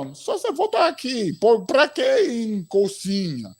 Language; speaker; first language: Portuguese; non-native, learner; English